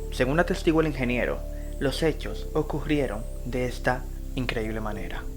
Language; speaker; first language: Spanish; native; Spanish